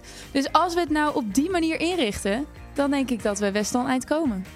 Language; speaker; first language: Dutch; native; Dutch